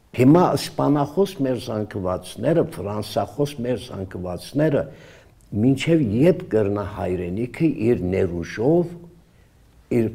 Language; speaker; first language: Armenian; early bilingual, heritage; Armenian